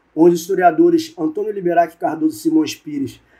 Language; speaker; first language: Portuguese; native; Portuguese